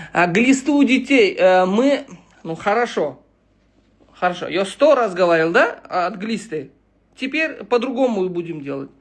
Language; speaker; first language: Russian; non-native, local second language; Uzbek